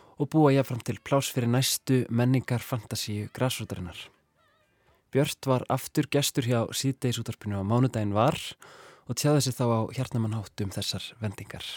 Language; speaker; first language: Icelandic; native; Icelandic